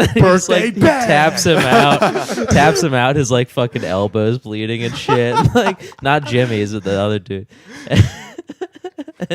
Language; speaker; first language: English; native; English